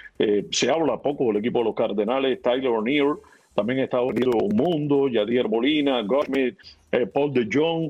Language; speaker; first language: Spanish; native; Spanish